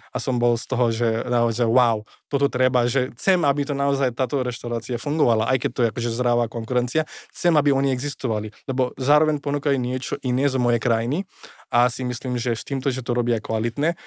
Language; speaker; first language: Slovak; non-native, fluent; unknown